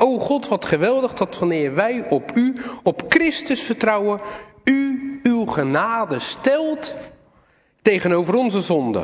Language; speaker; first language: Dutch; native; Dutch